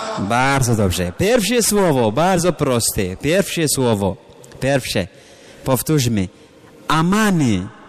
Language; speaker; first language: Polish; non-native, learner; Amharic